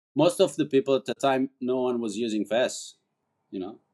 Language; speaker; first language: English; non-native, fluent; Portuguese